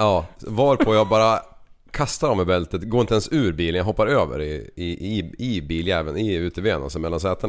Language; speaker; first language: Swedish; native; Swedish